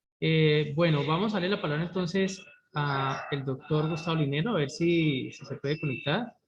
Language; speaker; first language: Spanish; native; Spanish